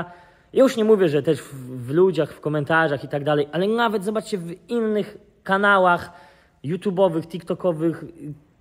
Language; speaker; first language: Polish; native; Polish